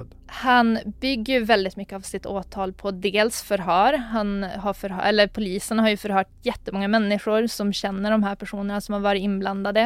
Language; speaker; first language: Swedish; native; Swedish